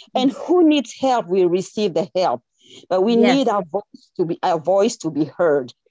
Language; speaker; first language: English; non-native, fluent; French